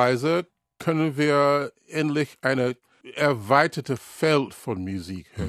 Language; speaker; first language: German; non-native, learner; English